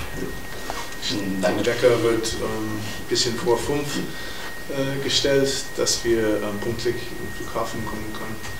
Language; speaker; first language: German; non-native, fluent; English